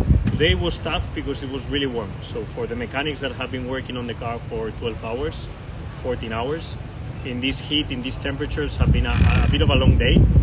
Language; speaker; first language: English; non-native, fluent; Spanish